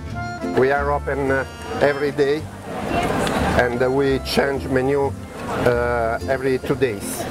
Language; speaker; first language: English; non-native, learner; Italian